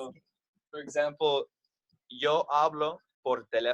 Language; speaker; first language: Spanish; non-native, fluent; English